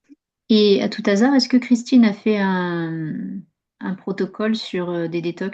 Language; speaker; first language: French; native; French